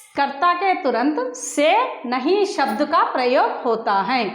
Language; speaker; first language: Hindi; non-native, local second language; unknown